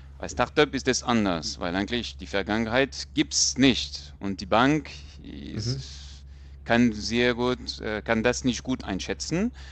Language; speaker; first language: German; non-native, fluent; French